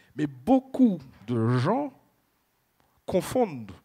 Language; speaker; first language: French; native; French